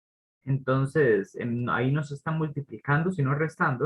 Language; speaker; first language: Spanish; native; Spanish